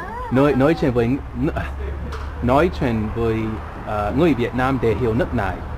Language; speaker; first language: Vietnamese; non-native, learner; English